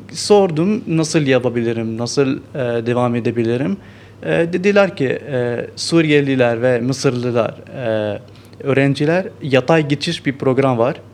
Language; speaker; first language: Turkish; non-native, learner; Arabic